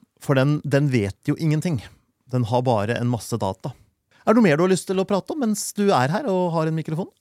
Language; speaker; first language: Norwegian; native; Norwegian